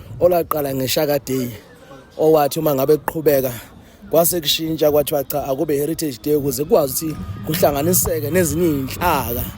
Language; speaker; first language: Zulu; native; Zulu